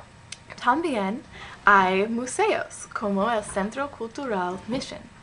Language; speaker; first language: Spanish; non-native, learner; English